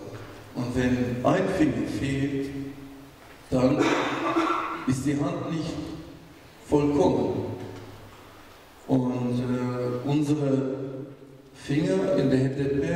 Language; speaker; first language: German; non-native, fluent; Turkish